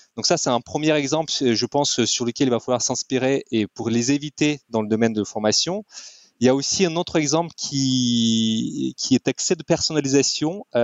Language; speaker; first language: French; non-native, fluent; Russian